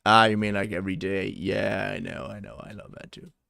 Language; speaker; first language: English; non-native, fluent; German